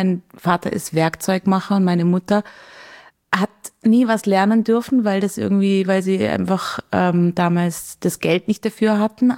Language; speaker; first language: German; native; German